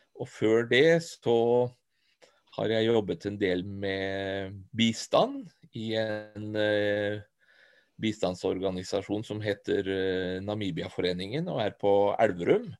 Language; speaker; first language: Norwegian; native; Norwegian